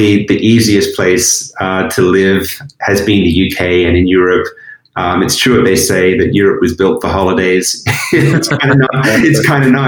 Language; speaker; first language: English; native; English